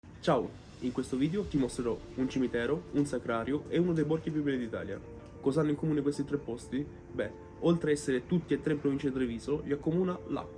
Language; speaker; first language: Italian; native; Italian